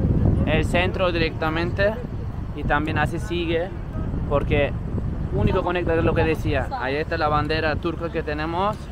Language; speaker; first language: Spanish; non-native, fluent; Turkish